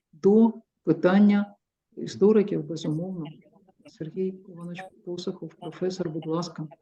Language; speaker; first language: Ukrainian; native; Ukrainian